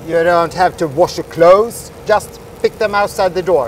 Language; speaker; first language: English; non-native, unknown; Swedish